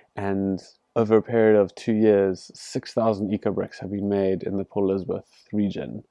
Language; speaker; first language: English; native; English